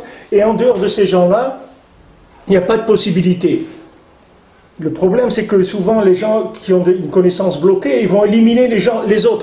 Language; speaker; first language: French; native; French